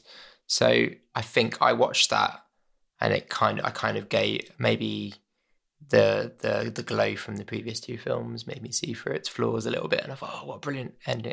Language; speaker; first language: English; native; English